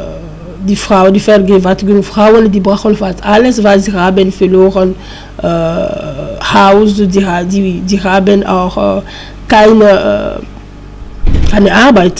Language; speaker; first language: German; non-native, learner; French